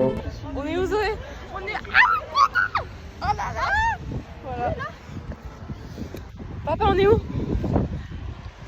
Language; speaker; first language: French; native; French